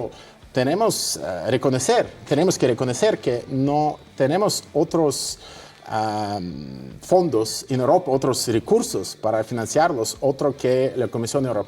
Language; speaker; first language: Spanish; non-native, fluent; Russian